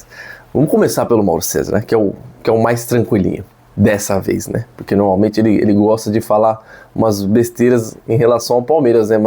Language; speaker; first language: Portuguese; native; Portuguese